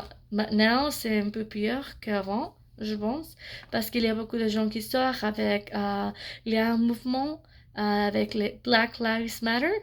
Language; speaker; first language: French; non-native, fluent; English